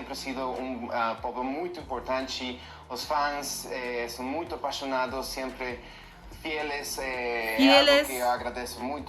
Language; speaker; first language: Portuguese; non-native, fluent; Spanish